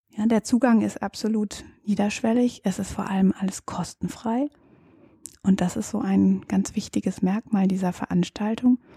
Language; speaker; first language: German; native; German